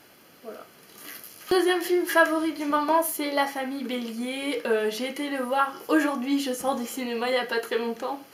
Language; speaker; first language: French; native; French